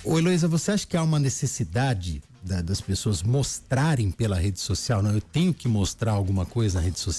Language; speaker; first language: Portuguese; native; Portuguese